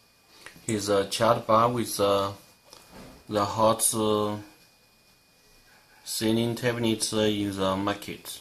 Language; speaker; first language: English; non-native, learner; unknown